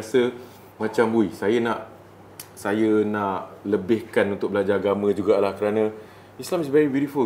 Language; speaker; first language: Malay; native; Malay